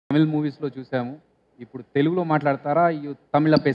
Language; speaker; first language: Telugu; native; Telugu